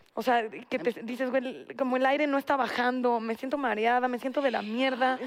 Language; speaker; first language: Spanish; native; Spanish